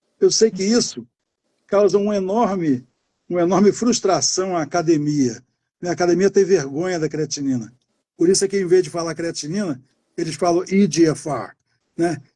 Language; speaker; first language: Portuguese; native; Portuguese